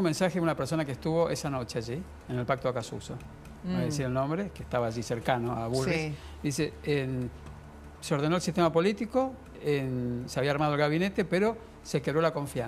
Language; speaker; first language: Spanish; native; Spanish